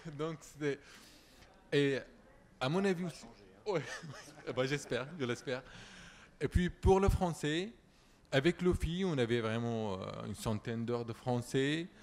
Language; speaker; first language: French; non-native, fluent; Arabic